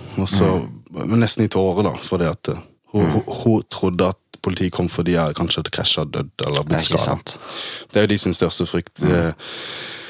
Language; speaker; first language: Norwegian; early bilingual, other home language; German